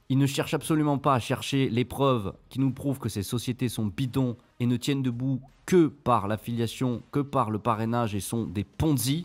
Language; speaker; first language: French; native; French